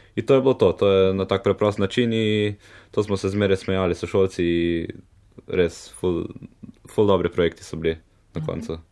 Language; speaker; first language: Slovenian; native; Slovenian